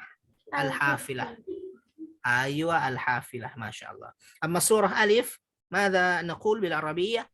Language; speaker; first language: Arabic; non-native, fluent; Indonesian